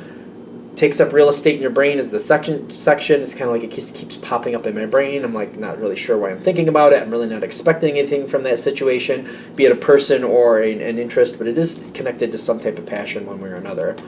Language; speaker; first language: English; native; English